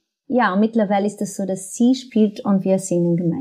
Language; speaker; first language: German; non-native, fluent; Portuguese